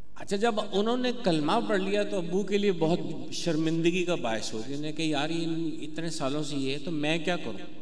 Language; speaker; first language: Urdu; non-native, local second language; Punjabi